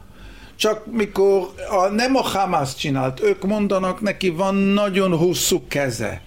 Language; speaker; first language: Hungarian; early bilingual, heritage; Hebrew